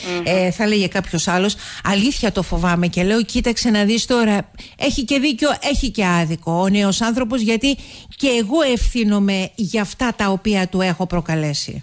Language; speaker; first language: Greek; native; Greek